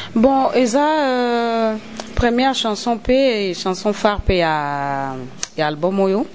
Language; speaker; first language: French; non-native, local second language; Lingala